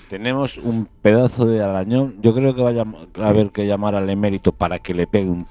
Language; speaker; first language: Spanish; native; Spanish